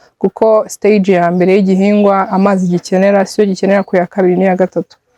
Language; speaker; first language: Kinyarwanda; native; Kinyarwanda